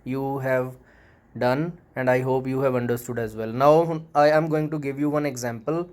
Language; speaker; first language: English; non-native, local second language; Punjabi